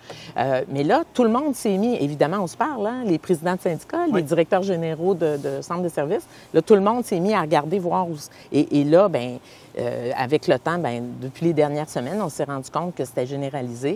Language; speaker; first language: French; native; French